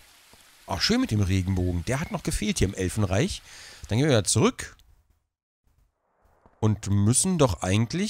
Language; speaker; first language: German; native; German